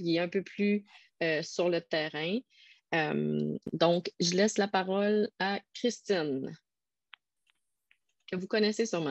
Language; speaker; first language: French; native; French